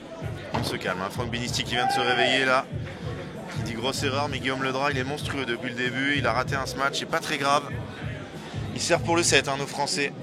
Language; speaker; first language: French; native; French